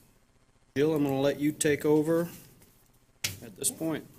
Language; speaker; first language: English; native; English